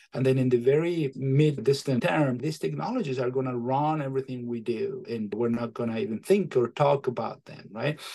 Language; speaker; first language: English; non-native, fluent; Spanish